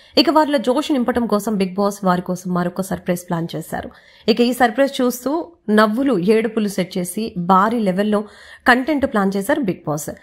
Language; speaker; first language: Telugu; native; Telugu